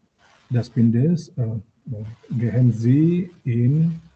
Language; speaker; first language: German; non-native, learner; Indonesian